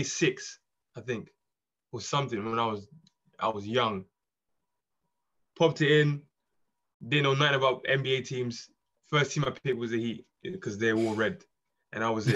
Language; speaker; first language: English; native; English